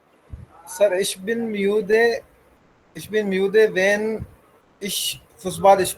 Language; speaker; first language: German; non-native, learner; Urdu